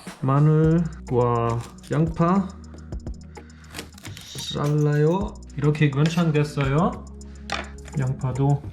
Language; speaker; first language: Korean; non-native, learner; German